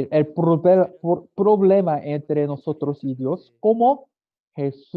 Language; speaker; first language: Spanish; non-native, learner; Korean